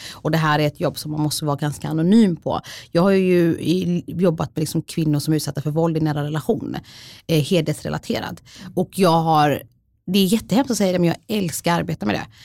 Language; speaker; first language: Swedish; early bilingual, other home language; Somali